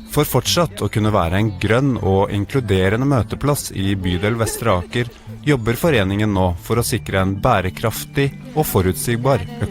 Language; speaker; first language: Norwegian; native; Norwegian